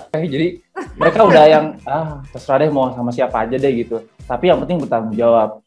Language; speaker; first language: Indonesian; non-native, fluent; Spanish